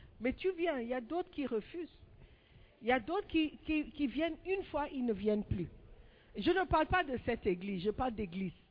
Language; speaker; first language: French; non-native, fluent; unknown